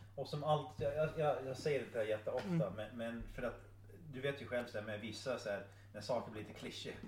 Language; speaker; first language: Swedish; non-native, fluent; English